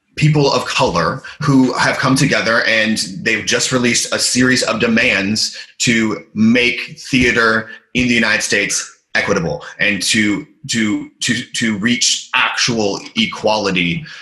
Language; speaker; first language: English; native; English